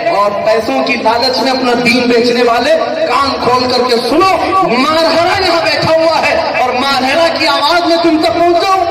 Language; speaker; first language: Urdu; native; Urdu